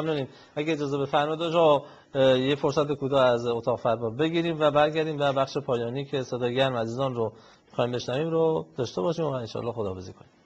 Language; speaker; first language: Persian; native; Persian